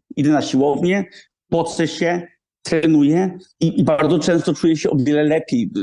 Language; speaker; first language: Polish; early bilingual, heritage; Polish